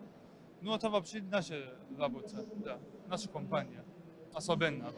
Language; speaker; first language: Russian; non-native, learner; Persian